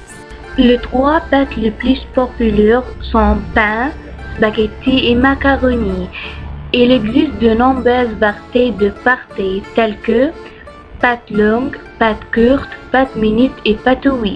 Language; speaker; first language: French; non-native, learner; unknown